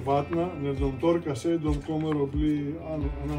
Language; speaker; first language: Swedish; non-native, fluent; Portuguese